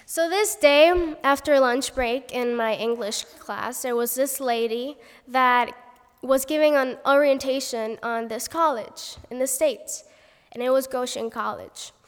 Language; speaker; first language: English; non-native, fluent; Spanish